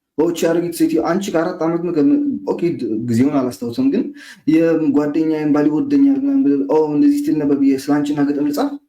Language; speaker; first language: Amharic; non-native, local second language; Tigrinya